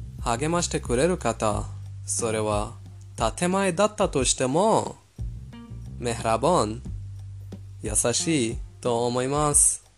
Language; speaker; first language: Japanese; non-native, fluent; Persian